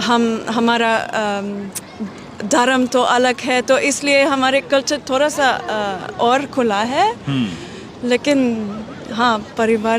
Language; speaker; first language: Hindi; non-native, learner; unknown